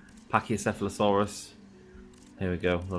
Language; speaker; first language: English; native; English